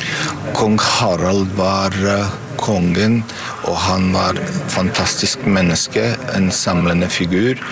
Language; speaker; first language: Norwegian; non-native, fluent; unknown